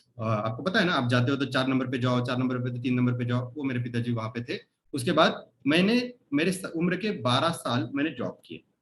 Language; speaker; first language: Hindi; non-native, local second language; Marathi